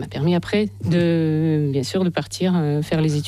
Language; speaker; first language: French; non-native, fluent; Russian